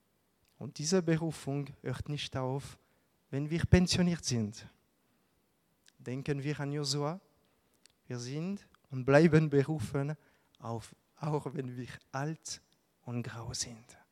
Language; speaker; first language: German; non-native, local second language; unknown